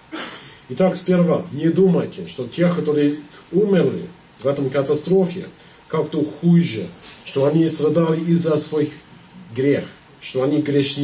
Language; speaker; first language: Russian; non-native, fluent; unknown